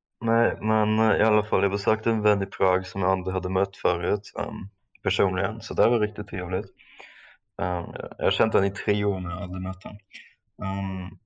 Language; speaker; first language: Swedish; non-native, fluent; German